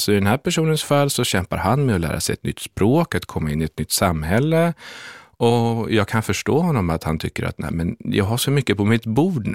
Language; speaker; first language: Swedish; native; Swedish